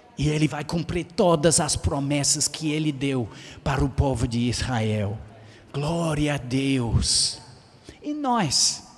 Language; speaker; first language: Portuguese; non-native, fluent; English